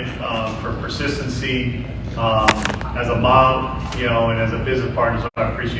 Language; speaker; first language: English; native; English